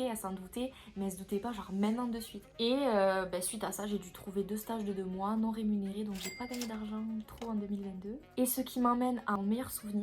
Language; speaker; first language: French; native; French